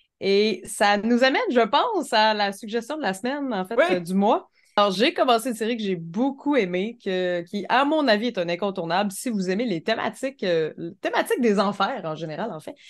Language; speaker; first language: French; native; French